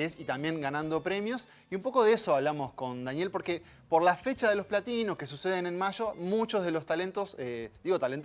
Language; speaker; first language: Spanish; native; Spanish